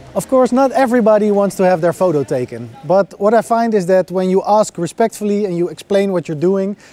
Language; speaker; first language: English; non-native, fluent; Dutch